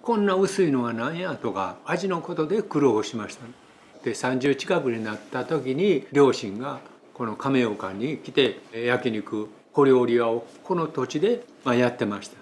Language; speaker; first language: Japanese; native; Japanese